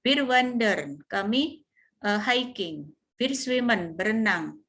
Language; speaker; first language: German; non-native, fluent; Indonesian